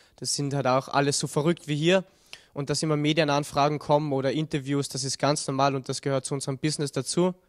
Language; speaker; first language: German; native; German